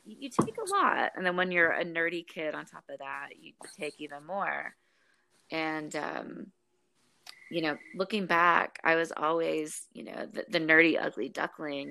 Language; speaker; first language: English; native; English